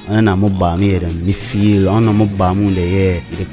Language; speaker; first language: English; non-native, local second language; Akan